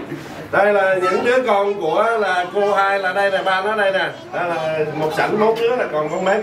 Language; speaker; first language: Vietnamese; native; Vietnamese